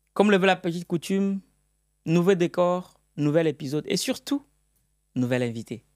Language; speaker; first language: French; native; French